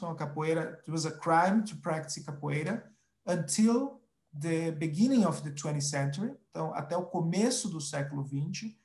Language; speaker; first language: Portuguese; early bilingual, other home language; Spanish